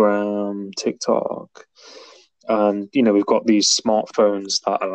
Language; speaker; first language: English; native; English